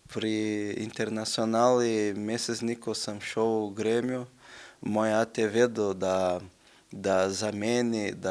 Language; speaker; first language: Slovenian; non-native, learner; Portuguese